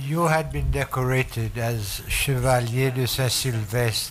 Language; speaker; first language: English; non-native, local second language; Seselwa Creole French